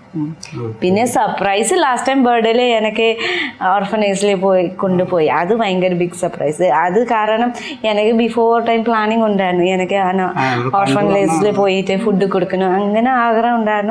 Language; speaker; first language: Malayalam; non-native, learner; Nepali